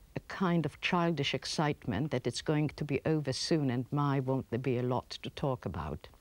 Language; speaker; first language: English; early bilingual, other home language; Polish